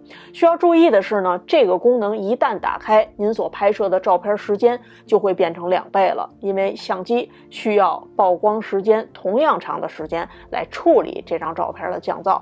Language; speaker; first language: Chinese; native; Chinese